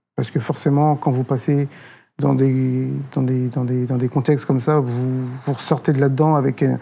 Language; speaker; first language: French; native; French